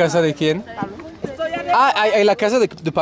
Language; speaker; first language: Spanish; non-native, learner; French